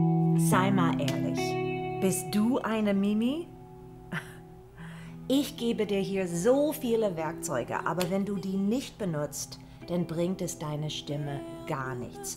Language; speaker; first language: German; non-native, fluent; English